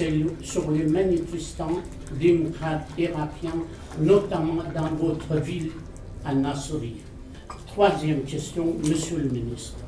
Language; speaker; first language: French; non-native, fluent; Arabic